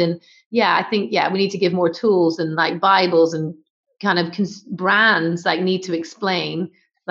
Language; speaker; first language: English; native; English